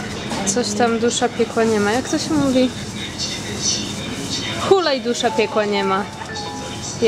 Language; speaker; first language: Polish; early bilingual, heritage; Polish